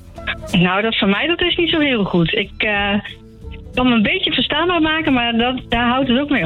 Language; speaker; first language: Dutch; native; Dutch